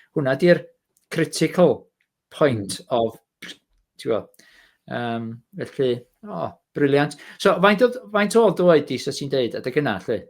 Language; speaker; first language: Welsh; native; Welsh